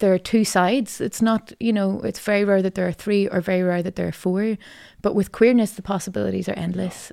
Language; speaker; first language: English; native; English